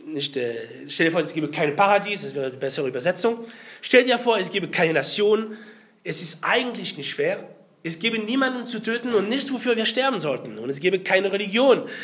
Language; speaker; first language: German; non-native, fluent; French